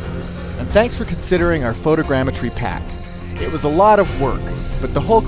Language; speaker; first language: English; native; English